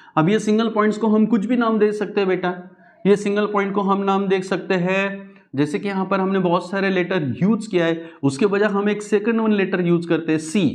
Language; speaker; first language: Hindi; non-native, local second language; Marathi